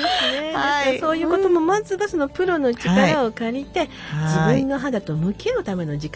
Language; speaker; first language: Japanese; native; Japanese